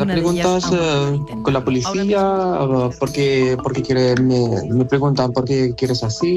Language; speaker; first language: Spanish; non-native, learner; Arabic